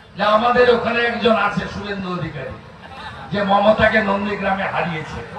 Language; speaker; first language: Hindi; non-native, local second language; Bangla